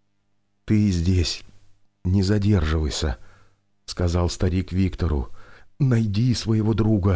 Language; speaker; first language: Russian; native; Russian